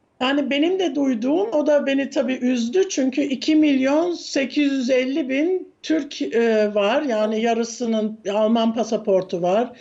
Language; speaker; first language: Turkish; early bilingual, heritage; Turkish